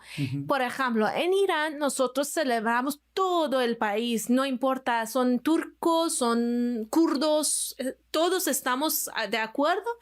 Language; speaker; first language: Spanish; non-native, fluent; Persian